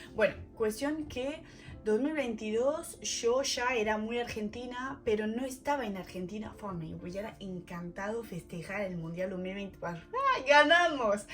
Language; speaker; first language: Spanish; non-native, fluent; French